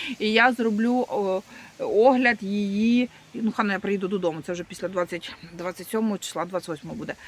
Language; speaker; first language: Ukrainian; non-native, local second language; Russian